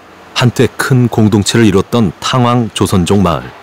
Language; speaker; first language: Korean; native; Korean